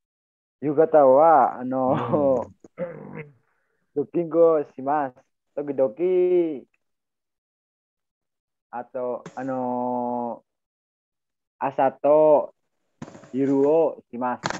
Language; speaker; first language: Japanese; non-native, learner; Indonesian